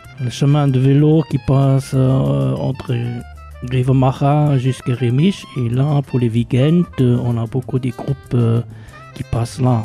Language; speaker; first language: French; non-native, local second language; Luxembourgish